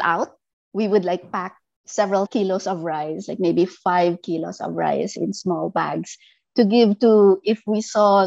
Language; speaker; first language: English; non-native, local second language; Filipino